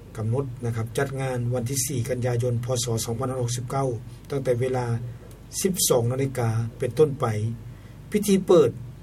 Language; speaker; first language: Thai; native; Thai